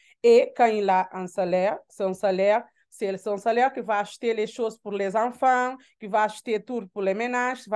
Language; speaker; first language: French; non-native, learner; Portuguese